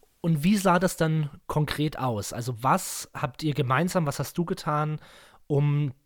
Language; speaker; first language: German; native; German